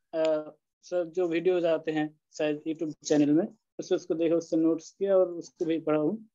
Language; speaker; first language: Hindi; non-native, local second language; Bangla